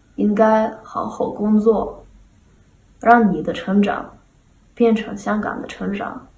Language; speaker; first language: Chinese; non-native, fluent; Ukrainian